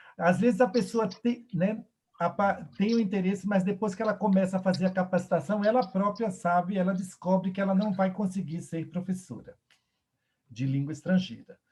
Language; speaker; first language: Portuguese; native; Portuguese